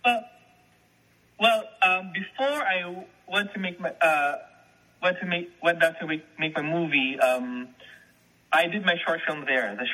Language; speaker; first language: English; non-native, local second language; Filipino